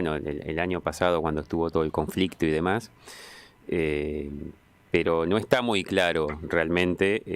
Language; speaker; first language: Spanish; native; Spanish